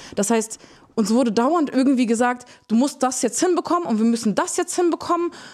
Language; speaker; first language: German; early bilingual, other home language; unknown